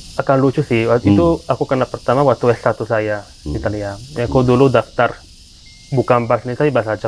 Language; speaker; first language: Indonesian; non-native, fluent; Italian